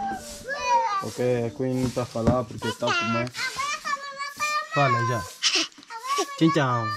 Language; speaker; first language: Portuguese; non-native, fluent; Vietnamese